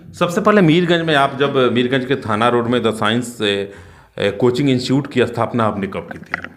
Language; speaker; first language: Hindi; native; Hindi